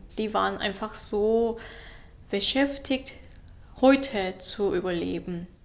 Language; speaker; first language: German; non-native, fluent; Korean